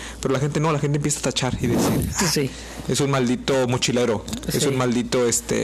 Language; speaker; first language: Spanish; native; Spanish